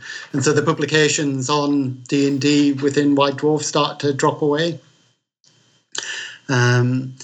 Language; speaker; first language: English; native; English